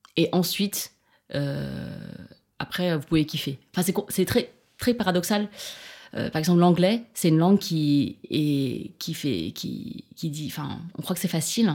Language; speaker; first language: French; early bilingual, other home language; Chinese